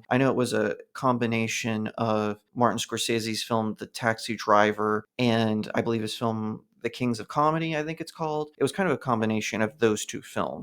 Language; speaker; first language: English; native; English